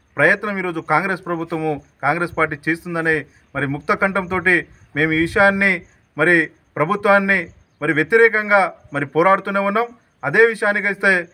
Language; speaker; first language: Telugu; non-native, local second language; Lambadi